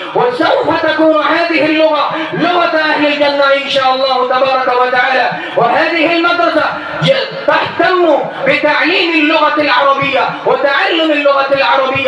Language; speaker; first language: Arabic; non-native, fluent; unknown